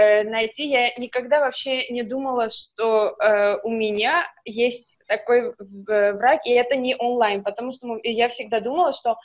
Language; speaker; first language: Russian; non-native, fluent; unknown